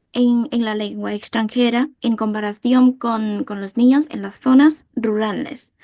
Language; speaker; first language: Spanish; non-native, fluent; Vietnamese